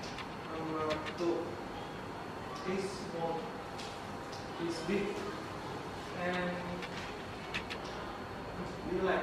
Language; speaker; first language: English; non-native, learner; Indonesian